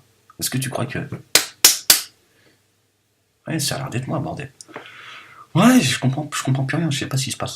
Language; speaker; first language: French; native; French